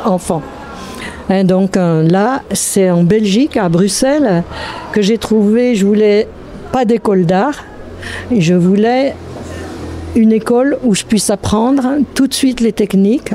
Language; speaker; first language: French; native; French